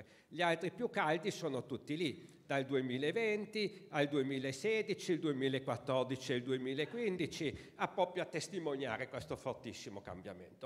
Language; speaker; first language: Italian; native; Italian